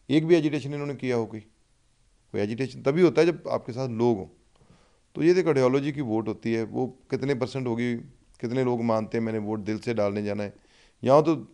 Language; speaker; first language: Hindi; non-native, local second language; Punjabi